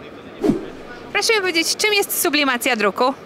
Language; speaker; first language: Polish; native; Polish